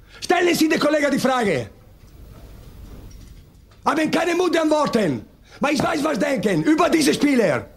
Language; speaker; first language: German; non-native, learner; Italian